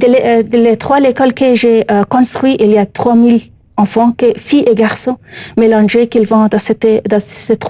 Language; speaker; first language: French; non-native, learner; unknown